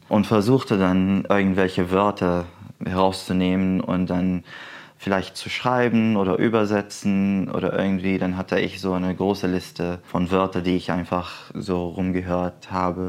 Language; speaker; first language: German; non-native, fluent; Arabic